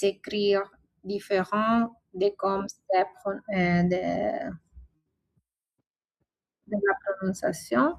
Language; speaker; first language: French; non-native, learner; Italian